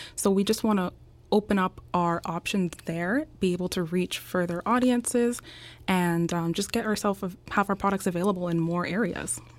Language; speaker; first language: English; native; English